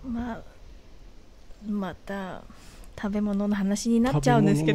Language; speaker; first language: Japanese; non-native, fluent; Vietnamese